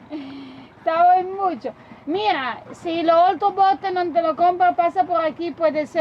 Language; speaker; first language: Spanish; non-native, learner; Italian